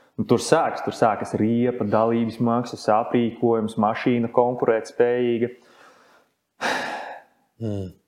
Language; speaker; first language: Latvian; native; Latvian